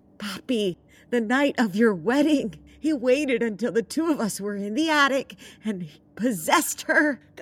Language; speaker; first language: English; early bilingual, other home language; Spanish